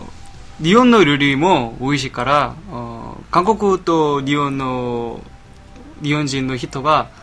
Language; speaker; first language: Japanese; non-native, learner; Korean